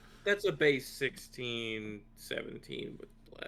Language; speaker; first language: English; native; English